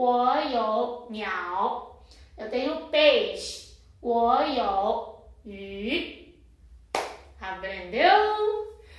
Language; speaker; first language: Portuguese; non-native, fluent; Chinese